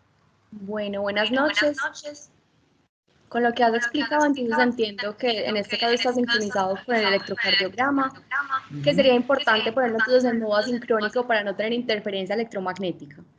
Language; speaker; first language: Spanish; native; Spanish